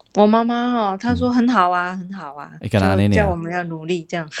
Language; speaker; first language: Chinese; native; Chinese